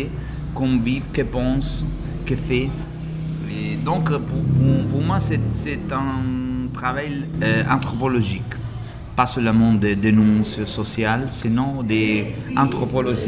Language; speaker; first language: French; non-native, learner; Italian